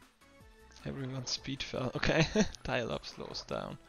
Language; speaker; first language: English; non-native, fluent; German